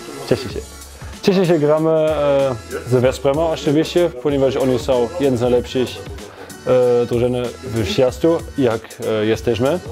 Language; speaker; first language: Polish; non-native, learner; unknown